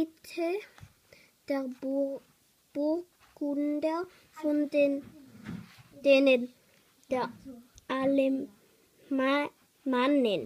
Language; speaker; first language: German; non-native, learner; Thai